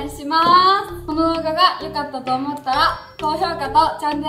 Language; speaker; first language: Japanese; native; Japanese